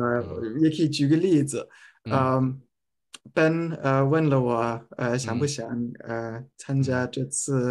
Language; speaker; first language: Chinese; non-native, fluent; German